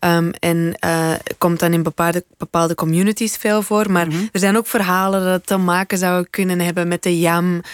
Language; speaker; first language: Dutch; native; Dutch